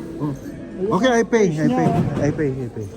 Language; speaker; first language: English; non-native, learner; Bikol